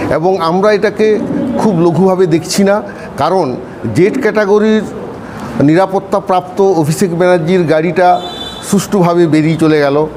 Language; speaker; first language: Bangla; non-native, local second language; Santali